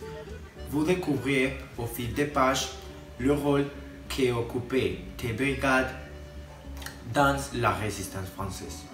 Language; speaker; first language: French; non-native, learner; Spanish